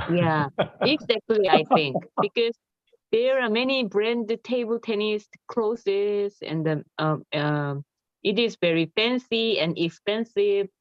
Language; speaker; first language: English; non-native, learner; Korean